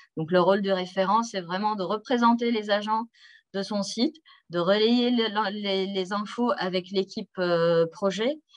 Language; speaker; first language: French; native; French